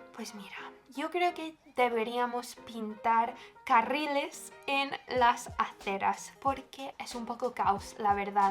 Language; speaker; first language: Spanish; non-native, fluent; English